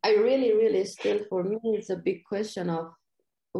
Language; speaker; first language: English; non-native, fluent; Persian